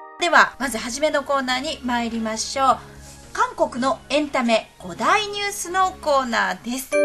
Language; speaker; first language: Japanese; native; Japanese